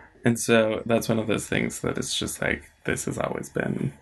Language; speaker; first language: English; native; English